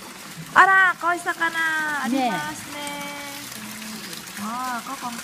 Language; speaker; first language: Japanese; non-native, learner; Vietnamese